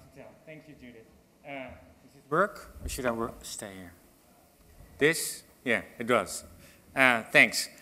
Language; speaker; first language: English; non-native, fluent; Dutch